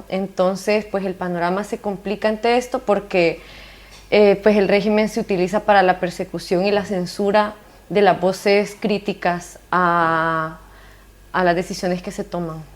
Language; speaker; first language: Spanish; native; Spanish